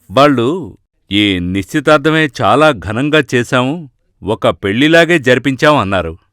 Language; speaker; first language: Telugu; non-native, fluent; Malayalam